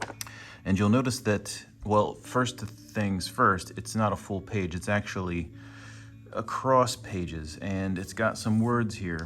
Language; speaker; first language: English; native; English